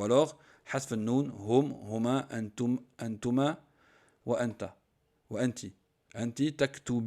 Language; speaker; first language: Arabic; non-native, fluent; French